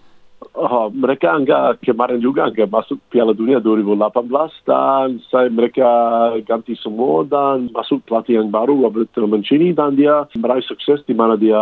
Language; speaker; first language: Indonesian; non-native, fluent; English